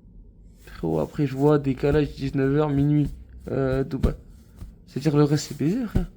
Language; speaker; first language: French; native; French